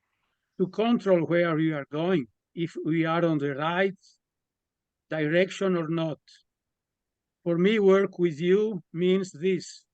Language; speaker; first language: English; non-native, learner; Italian